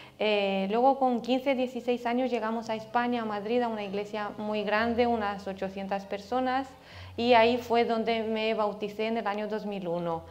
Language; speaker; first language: Spanish; non-native, fluent; Romanian